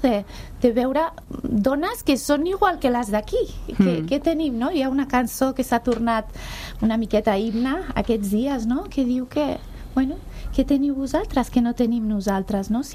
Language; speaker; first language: Catalan; non-native, fluent; Persian